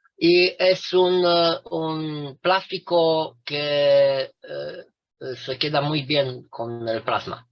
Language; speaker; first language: Spanish; non-native, fluent; Romanian